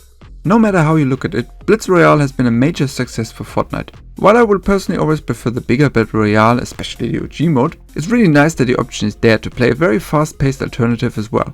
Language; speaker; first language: English; non-native, fluent; German